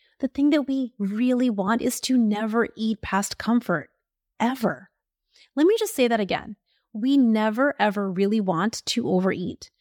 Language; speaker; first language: English; early bilingual, other home language; Hindi